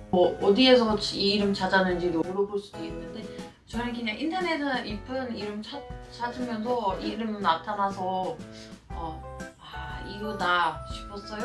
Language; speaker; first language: Korean; non-native, fluent; German